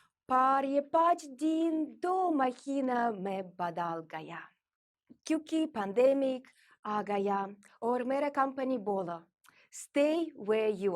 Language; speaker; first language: Hindi; non-native, learner; Russian